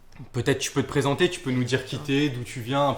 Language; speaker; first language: French; native; French